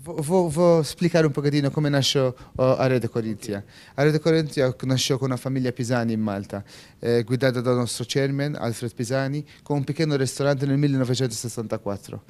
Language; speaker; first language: Portuguese; non-native, fluent; Maltese